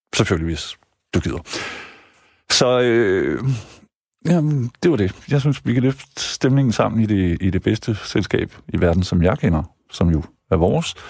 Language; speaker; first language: Danish; native; Danish